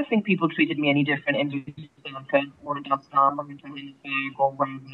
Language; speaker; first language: English; native; English